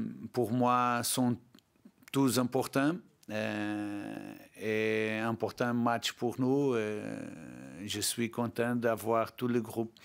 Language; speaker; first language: French; non-native, learner; Portuguese